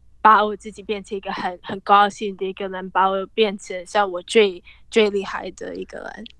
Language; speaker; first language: Chinese; early bilingual, heritage; English